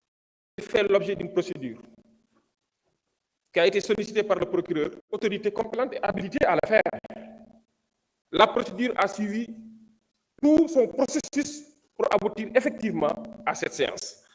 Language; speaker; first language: French; non-native, local second language; Wolof